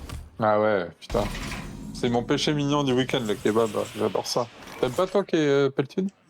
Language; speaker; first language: French; native; French